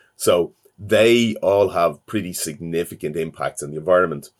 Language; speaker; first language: English; native; English